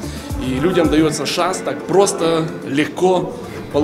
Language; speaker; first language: Russian; native; Russian